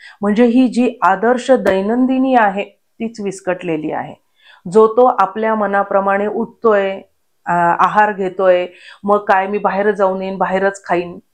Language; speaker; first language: Marathi; native; Marathi